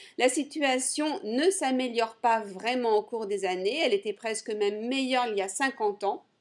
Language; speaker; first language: French; native; French